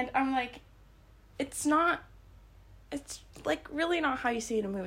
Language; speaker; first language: English; non-native, fluent; Swedish